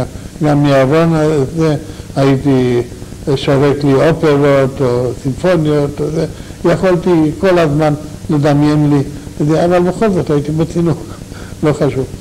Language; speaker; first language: Hebrew; non-native, fluent; Romanian